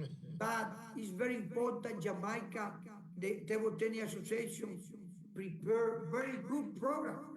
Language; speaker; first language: English; non-native, learner; Spanish